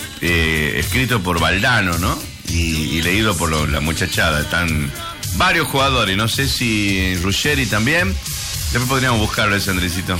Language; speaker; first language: Spanish; native; Spanish